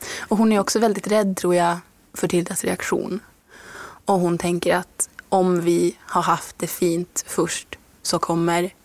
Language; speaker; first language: Swedish; native; Swedish